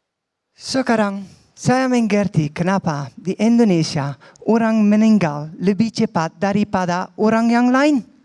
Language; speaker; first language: Indonesian; non-native, fluent; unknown